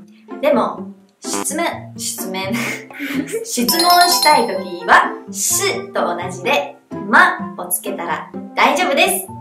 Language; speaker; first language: Japanese; non-native, fluent; Chinese